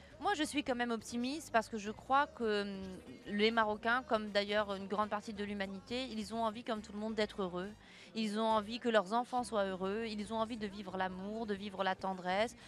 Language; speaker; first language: French; native; French